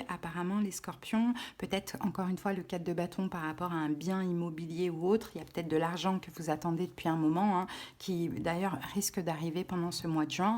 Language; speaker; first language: French; native; French